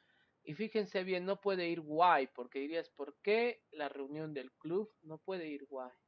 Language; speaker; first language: Spanish; native; Spanish